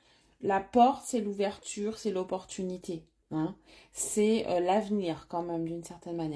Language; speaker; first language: French; native; French